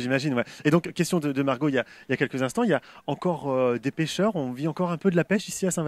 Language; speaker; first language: French; native; French